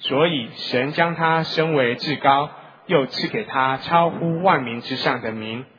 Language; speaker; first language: Chinese; native; Chinese